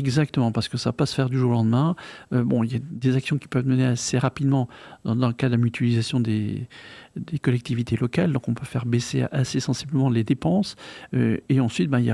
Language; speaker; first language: French; native; French